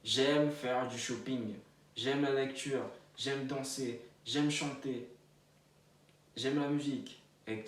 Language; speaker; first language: French; non-native, fluent; Portuguese